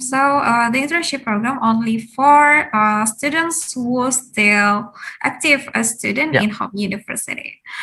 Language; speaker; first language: English; non-native, fluent; Indonesian